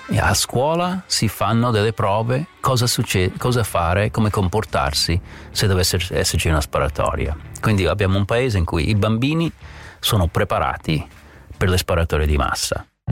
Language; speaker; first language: Italian; non-native, fluent; English